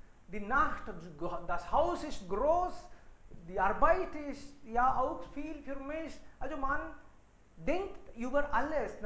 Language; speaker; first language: German; non-native, fluent; Hindi